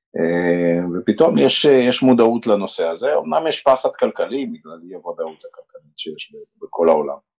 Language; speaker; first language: Hebrew; early bilingual, other home language; Romanian